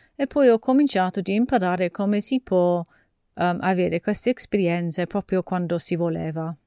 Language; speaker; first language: Italian; non-native, fluent; English